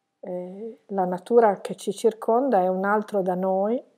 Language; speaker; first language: Italian; native; Italian